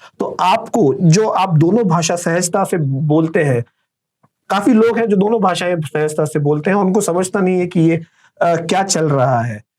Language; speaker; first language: Hindi; native; Hindi